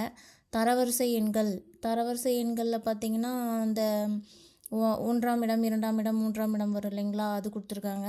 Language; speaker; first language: Tamil; native; Tamil